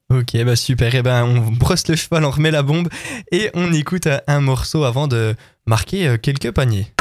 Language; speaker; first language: French; native; French